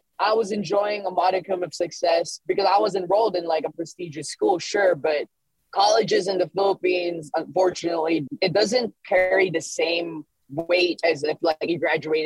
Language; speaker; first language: English; early bilingual, other home language; Filipino